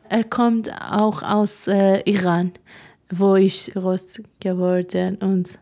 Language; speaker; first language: German; non-native, learner; Persian